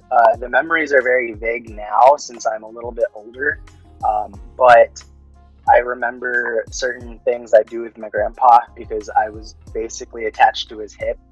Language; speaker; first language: English; early bilingual, other home language; Filipino